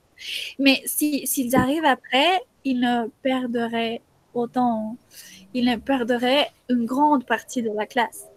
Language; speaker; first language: French; non-native, fluent; Spanish